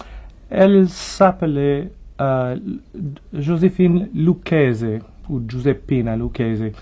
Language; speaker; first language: French; non-native, fluent; English